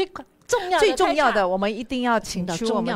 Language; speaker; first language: Chinese; native; Chinese